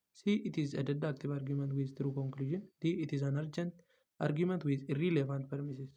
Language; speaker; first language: English; non-native, local second language; Amharic